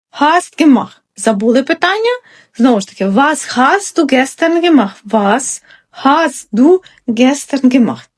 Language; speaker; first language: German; non-native, fluent; Ukrainian